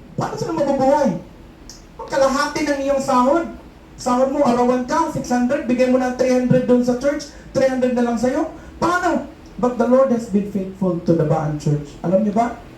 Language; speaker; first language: Filipino; non-native, local second language; Cebuano